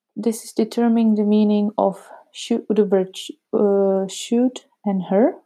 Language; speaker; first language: English; non-native, fluent; Czech